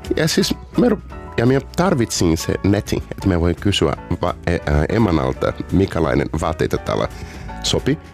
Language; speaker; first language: Finnish; non-native, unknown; Portuguese